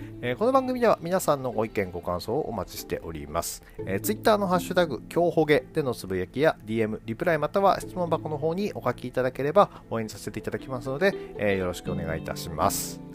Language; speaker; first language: Japanese; native; Japanese